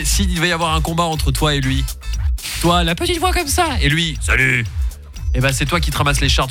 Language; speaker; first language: French; native; French